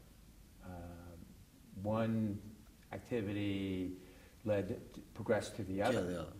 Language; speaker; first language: English; native; English